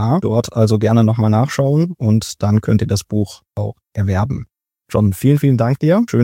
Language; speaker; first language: German; native; German